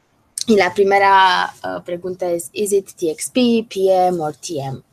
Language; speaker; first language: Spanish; non-native, learner; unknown